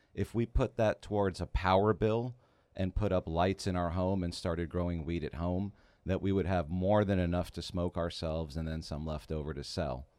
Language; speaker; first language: English; native; English